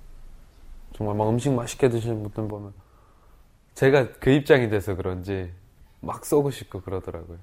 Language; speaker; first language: Korean; native; Korean